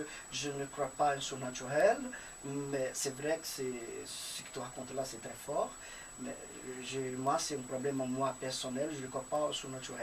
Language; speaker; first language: French; non-native, fluent; Portuguese